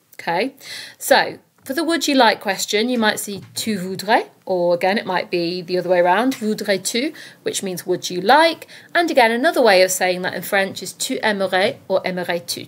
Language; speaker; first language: English; native; English